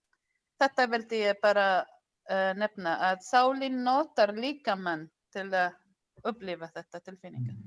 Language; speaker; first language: Icelandic; non-native, learner; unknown